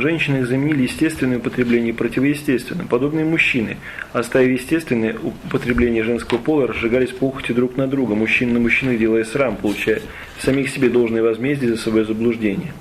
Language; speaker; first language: Russian; native; Russian